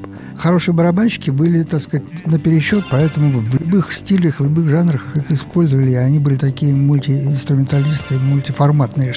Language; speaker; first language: Russian; native; Russian